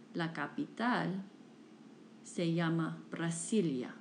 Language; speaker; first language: Spanish; non-native, fluent; English